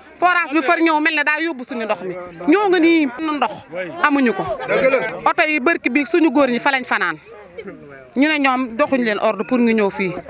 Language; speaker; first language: Wolof; native; Wolof